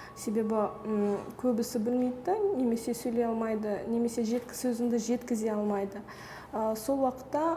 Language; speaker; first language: Kazakh; non-native, local second language; Russian